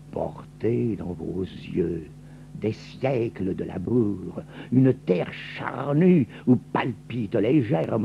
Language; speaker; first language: French; native; French